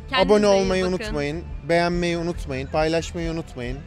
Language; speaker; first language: Turkish; native; Turkish